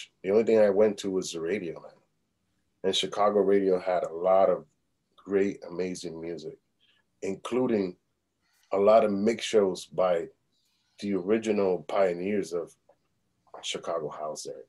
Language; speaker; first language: English; early bilingual, other home language; Spanish